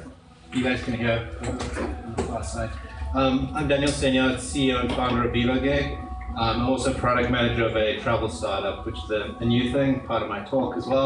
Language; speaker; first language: English; native; English